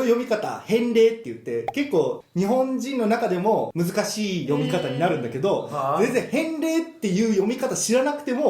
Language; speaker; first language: Japanese; native; Japanese